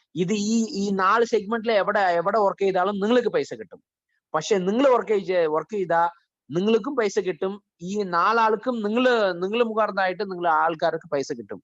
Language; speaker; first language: Malayalam; early bilingual, heritage; Malayalam